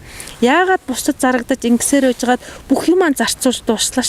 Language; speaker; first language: Mongolian; native; Mongolian